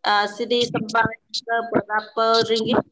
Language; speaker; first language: Indonesian; non-native, learner; Vietnamese